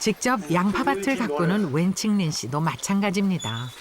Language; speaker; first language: Korean; native; Korean